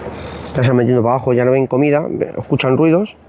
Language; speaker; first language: Spanish; native; Spanish